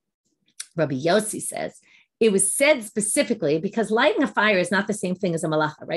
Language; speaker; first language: English; native; English